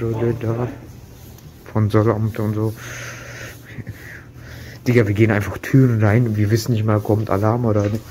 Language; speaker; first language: German; early bilingual, other home language; Turkish